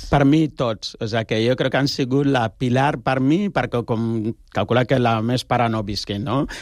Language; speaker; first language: Catalan; non-native, fluent; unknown